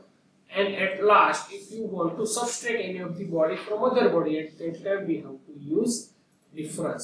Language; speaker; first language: English; non-native, local second language; Gujarati